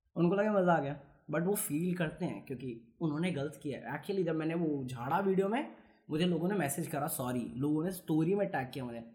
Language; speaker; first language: Hindi; native; Hindi